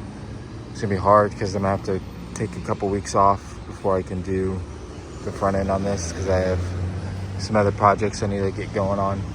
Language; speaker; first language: English; native; English